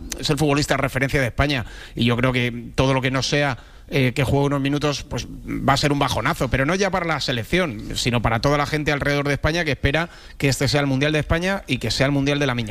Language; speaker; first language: Spanish; native; Spanish